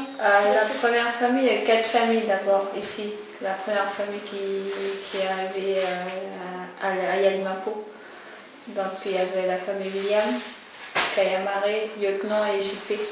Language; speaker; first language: French; non-native, local second language; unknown